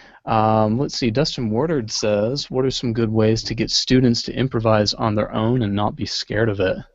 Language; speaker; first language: English; native; English